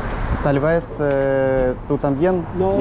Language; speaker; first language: Spanish; non-native, learner; Russian